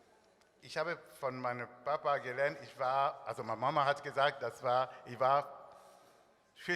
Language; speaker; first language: German; non-native, learner; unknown